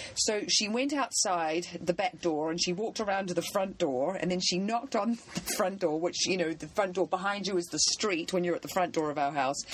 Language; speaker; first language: English; native; English